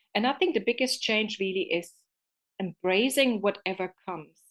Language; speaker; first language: English; non-native, fluent; German